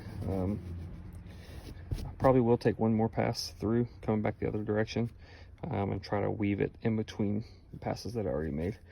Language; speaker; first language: English; native; English